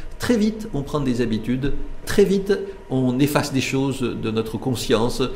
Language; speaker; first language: French; non-native, local second language; Arabic